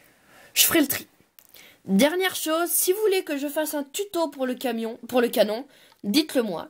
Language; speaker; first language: French; native; French